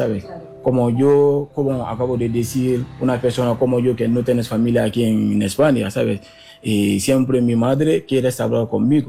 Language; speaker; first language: Spanish; non-native, fluent; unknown